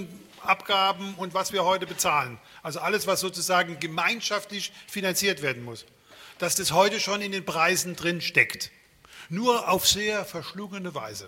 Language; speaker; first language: German; native; German